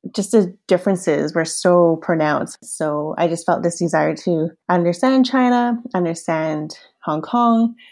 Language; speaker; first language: English; early bilingual, other home language; Cantonese